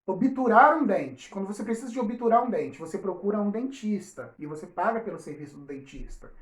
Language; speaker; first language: Portuguese; native; Portuguese